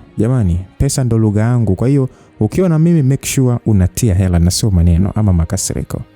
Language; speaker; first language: Swahili; native; Swahili